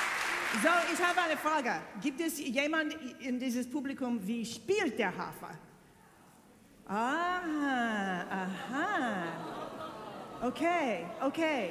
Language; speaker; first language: German; non-native, learner; English